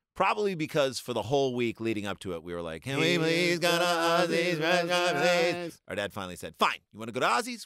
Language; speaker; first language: English; native; English